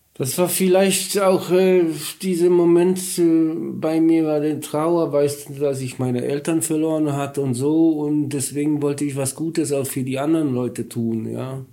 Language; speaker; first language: German; non-native, learner; Polish